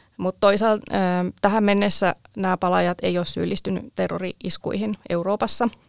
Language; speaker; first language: Finnish; native; Finnish